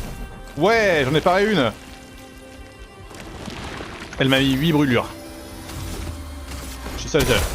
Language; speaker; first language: French; native; French